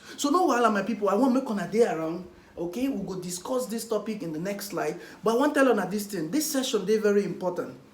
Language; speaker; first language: Nigerian Pidgin; non-native, local second language; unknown